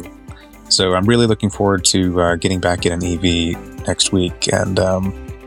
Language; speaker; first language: English; native; English